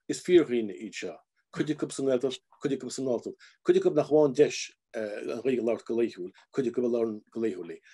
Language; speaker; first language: Irish; native; Irish